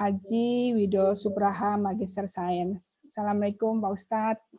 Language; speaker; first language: Indonesian; native; Indonesian